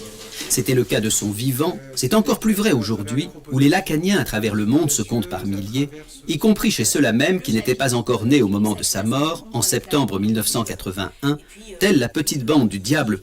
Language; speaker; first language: French; native; French